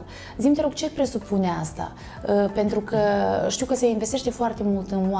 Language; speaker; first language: Romanian; native; Romanian